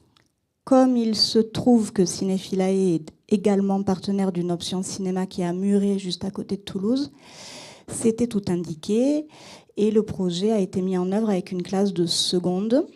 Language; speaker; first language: French; native; French